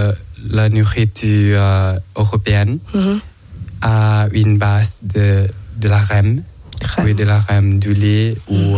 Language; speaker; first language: French; non-native, learner; Thai